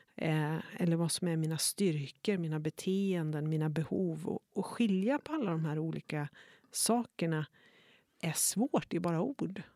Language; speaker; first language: Swedish; native; Swedish